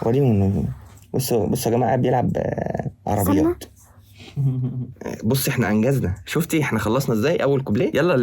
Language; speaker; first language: Arabic; native; Arabic